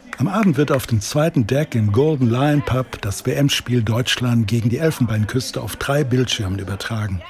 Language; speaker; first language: German; native; German